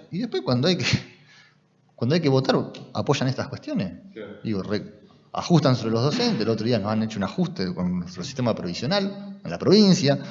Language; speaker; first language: Spanish; native; Spanish